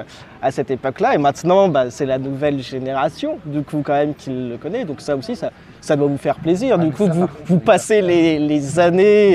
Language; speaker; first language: French; native; French